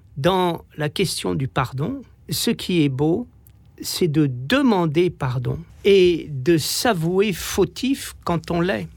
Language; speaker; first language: French; native; French